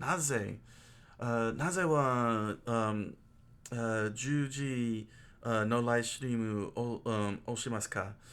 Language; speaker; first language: Japanese; non-native, learner; English